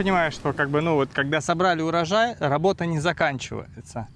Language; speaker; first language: Russian; native; Russian